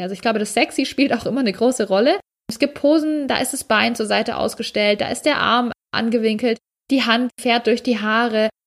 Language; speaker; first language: German; native; German